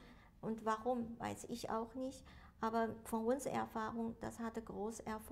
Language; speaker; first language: German; non-native, learner; Chinese